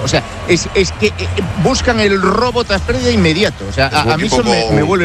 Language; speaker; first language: Spanish; native; Spanish